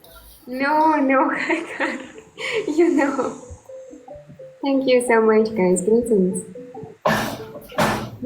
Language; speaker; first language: English; non-native, learner; Russian